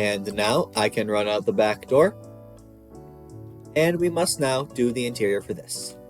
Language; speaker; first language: English; native; English